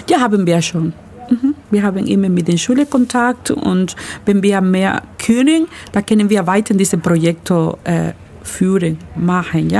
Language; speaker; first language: German; non-native, learner; Spanish